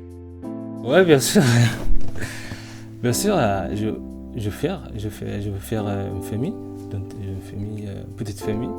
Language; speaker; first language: French; non-native, learner; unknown